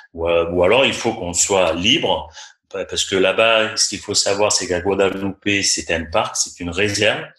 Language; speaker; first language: French; native; French